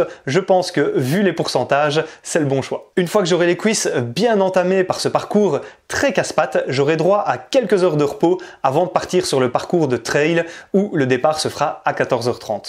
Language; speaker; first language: French; native; French